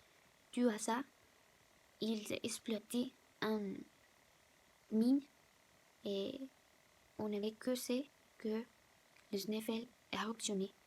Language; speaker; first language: French; non-native, learner; Spanish